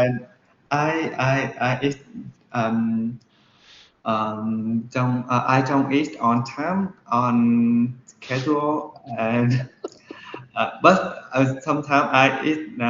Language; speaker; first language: English; non-native, learner; Vietnamese